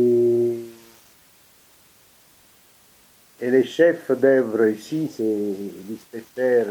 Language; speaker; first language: French; non-native, fluent; Italian